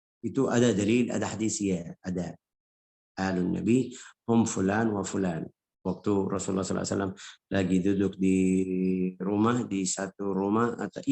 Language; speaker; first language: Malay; non-native, fluent; Arabic